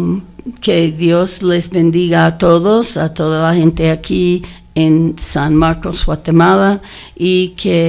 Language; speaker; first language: Spanish; non-native, learner; English